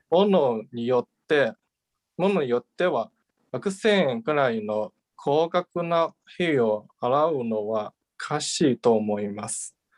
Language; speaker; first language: Japanese; non-native, learner; Chinese